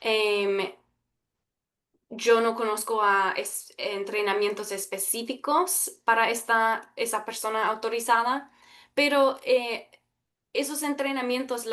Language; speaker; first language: Spanish; early bilingual, heritage; Spanish